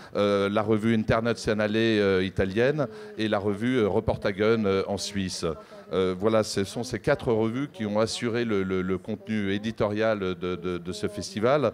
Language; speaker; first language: French; native; French